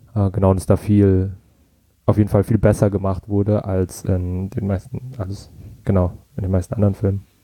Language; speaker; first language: German; early bilingual, other home language; Vietnamese